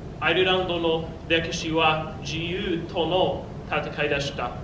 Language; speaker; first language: Japanese; non-native, learner; English